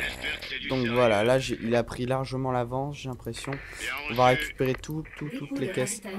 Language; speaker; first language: French; native; French